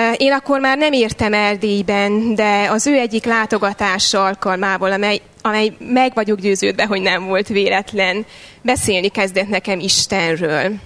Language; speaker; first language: Hungarian; native; Hungarian